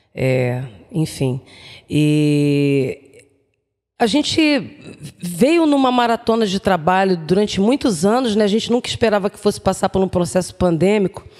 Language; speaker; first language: Portuguese; native; Portuguese